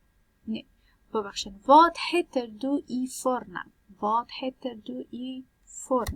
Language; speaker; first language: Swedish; non-native, learner; Persian